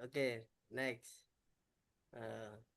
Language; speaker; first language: English; non-native, learner; Indonesian